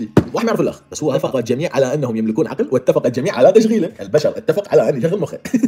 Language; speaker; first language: Arabic; native; Arabic